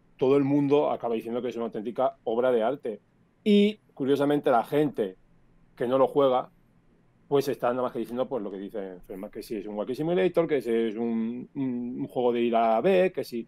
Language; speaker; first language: Spanish; native; Spanish